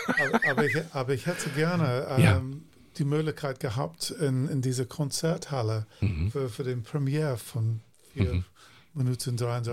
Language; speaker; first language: German; non-native, fluent; English